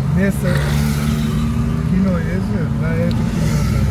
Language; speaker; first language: Russian; non-native, local second language; Uzbek